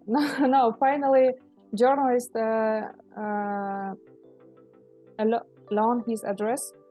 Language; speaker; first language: English; non-native, learner; Russian